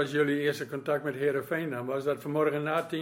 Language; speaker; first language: Dutch; native; Dutch